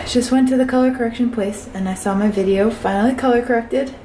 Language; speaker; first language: English; native; English